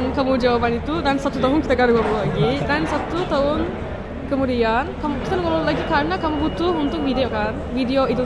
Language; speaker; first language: Indonesian; non-native, fluent; Turkish